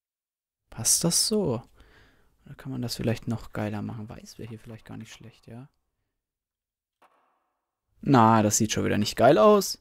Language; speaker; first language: German; native; German